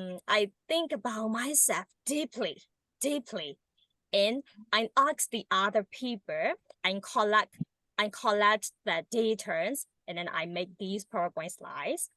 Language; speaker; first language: English; non-native, learner; Burmese